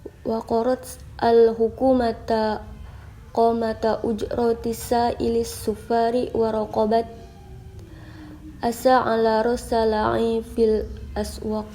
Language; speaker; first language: Arabic; non-native, learner; Indonesian